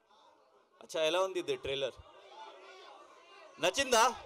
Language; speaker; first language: Telugu; non-native, local second language; Urdu